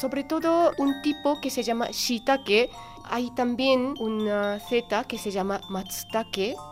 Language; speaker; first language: Spanish; non-native, fluent; Japanese